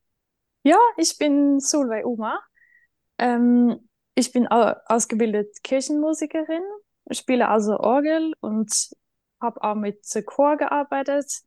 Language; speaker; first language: German; non-native, fluent; Norwegian